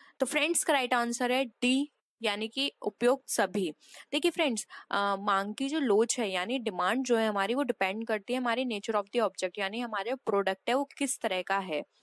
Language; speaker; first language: Hindi; native; Hindi